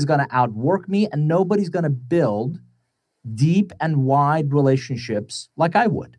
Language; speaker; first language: English; non-native, fluent; Persian